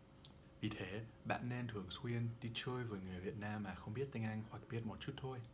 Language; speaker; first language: Vietnamese; non-native, learner; English